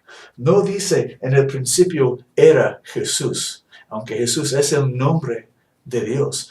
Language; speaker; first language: Spanish; non-native, fluent; English